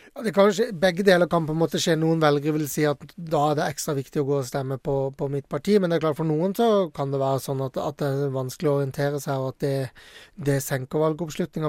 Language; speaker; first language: Norwegian; native; Norwegian